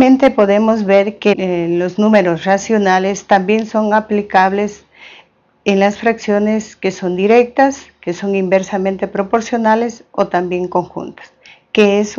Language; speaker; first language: Spanish; native; Spanish